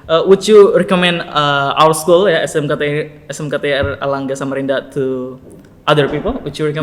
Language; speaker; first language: English; non-native, learner; Indonesian